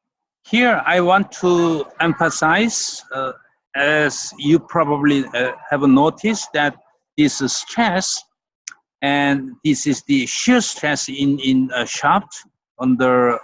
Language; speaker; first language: English; non-native, fluent; Korean